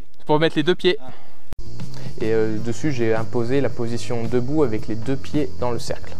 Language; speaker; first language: French; native; French